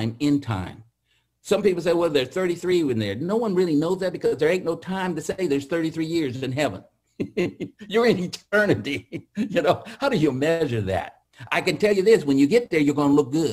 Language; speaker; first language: English; native; English